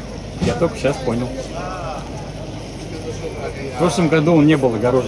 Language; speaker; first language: Russian; native; Russian